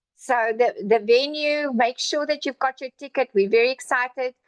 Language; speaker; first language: English; non-native, local second language; Afrikaans